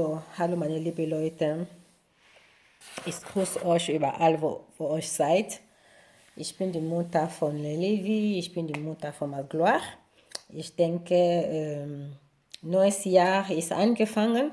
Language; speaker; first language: German; non-native, learner; Lingala